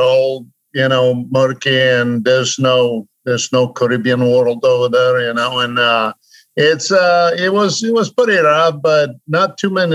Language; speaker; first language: English; non-native, fluent; Polish